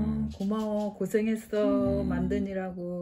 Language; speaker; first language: Korean; native; Korean